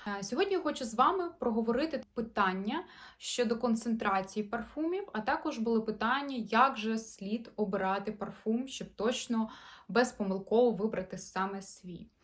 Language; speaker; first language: Ukrainian; non-native, local second language; Russian